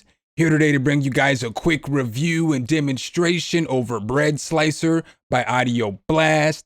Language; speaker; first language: English; native; English